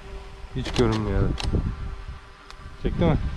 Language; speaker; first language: Turkish; native; Turkish